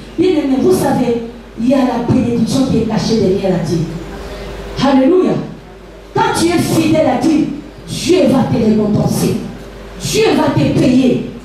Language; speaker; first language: French; non-native, local second language; Lingala